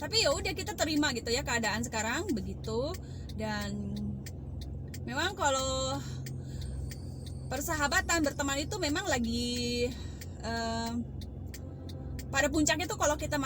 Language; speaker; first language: Indonesian; native; Indonesian